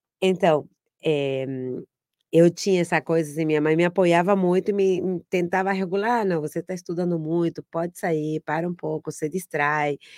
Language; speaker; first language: Portuguese; non-native, fluent; Spanish